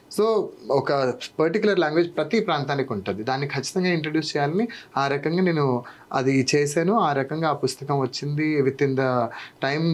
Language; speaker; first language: Telugu; non-native, local second language; Lambadi